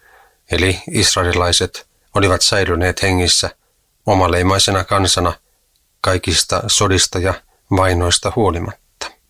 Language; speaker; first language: Finnish; native; Finnish